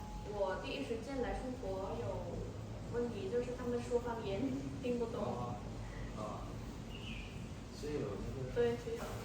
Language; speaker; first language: Chinese; non-native, learner; Vietnamese